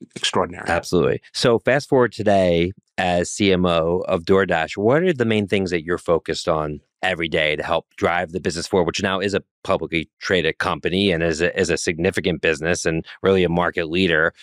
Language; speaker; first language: English; native; English